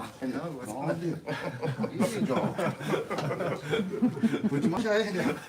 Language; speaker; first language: Japanese; native; Japanese